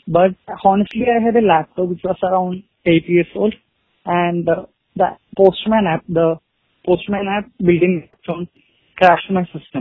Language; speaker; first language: English; non-native, local second language; Malayalam